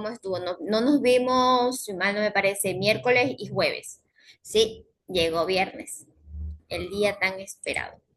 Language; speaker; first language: Spanish; native; Spanish